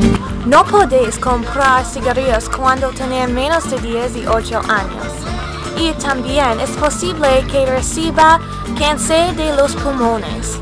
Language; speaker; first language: Spanish; non-native, learner; English